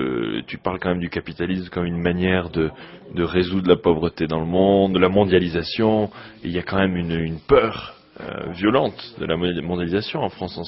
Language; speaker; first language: French; native; French